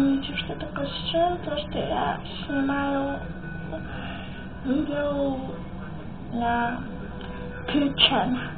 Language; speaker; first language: Russian; early bilingual, heritage; Russian